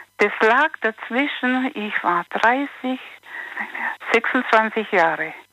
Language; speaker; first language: German; native; German